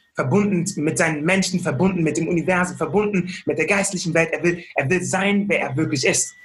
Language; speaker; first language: German; early bilingual, other home language; Akan